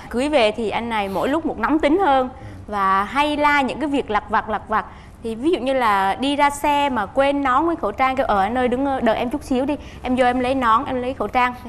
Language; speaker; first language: Vietnamese; native; Vietnamese